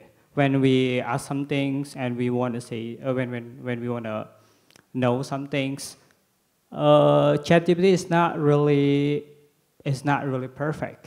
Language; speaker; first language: English; non-native, learner; Indonesian